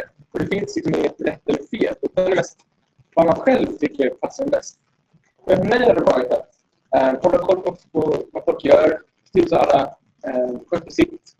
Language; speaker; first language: Swedish; native; Swedish